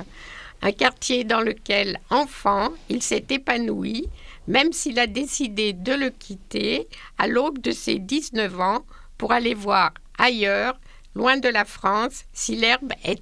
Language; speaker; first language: French; native; French